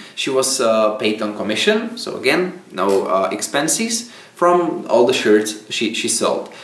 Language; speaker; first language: English; non-native, fluent; Czech